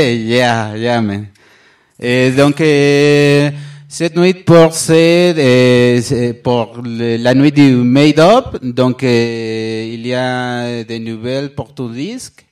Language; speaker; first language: French; non-native, learner; Spanish